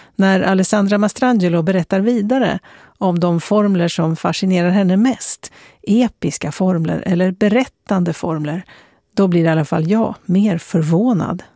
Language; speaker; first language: Swedish; native; Swedish